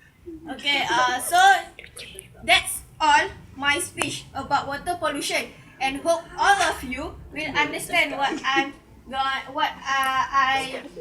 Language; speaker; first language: English; non-native, learner; Malay